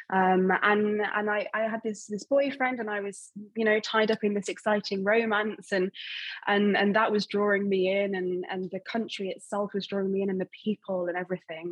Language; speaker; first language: English; native; English